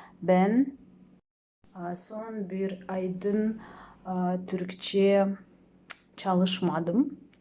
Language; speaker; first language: Turkish; non-native, learner; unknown